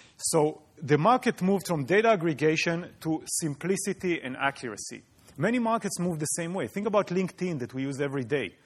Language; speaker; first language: English; non-native, fluent; Hebrew